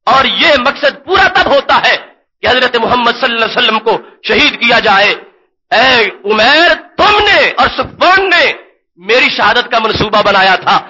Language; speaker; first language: Urdu; native; Urdu